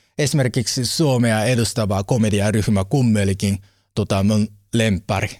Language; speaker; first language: Finnish; non-native, learner; Japanese